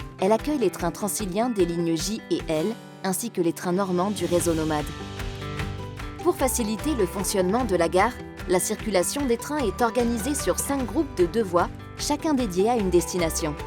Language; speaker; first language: French; native; French